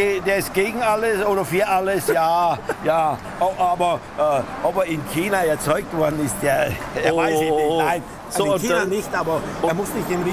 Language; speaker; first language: German; native; German